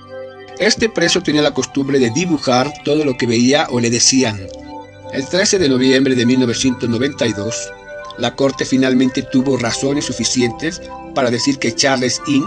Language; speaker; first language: Spanish; native; Spanish